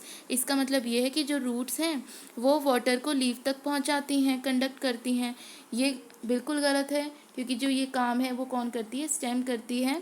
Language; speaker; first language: Hindi; native; Hindi